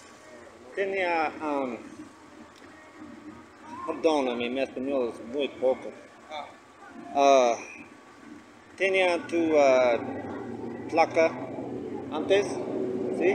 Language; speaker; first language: Spanish; non-native, learner; English